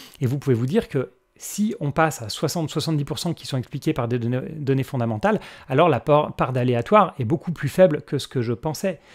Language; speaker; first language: French; native; French